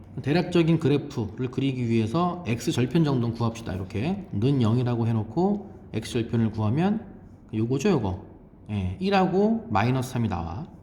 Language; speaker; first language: Korean; native; Korean